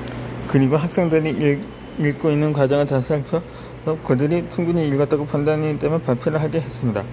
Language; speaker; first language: Korean; native; Korean